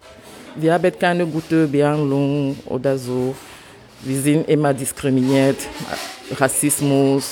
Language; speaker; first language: German; non-native, learner; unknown